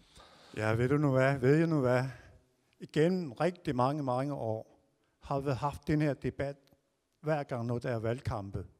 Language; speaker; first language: Danish; non-native, local second language; Kalaallisut